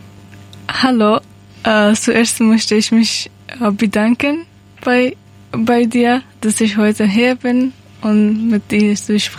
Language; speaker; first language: German; non-native, learner; Persian